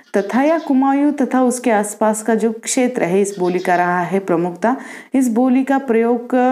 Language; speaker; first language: Hindi; non-native, local second language; Marathi